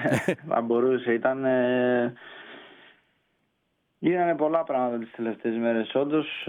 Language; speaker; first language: Greek; early bilingual, heritage; Greek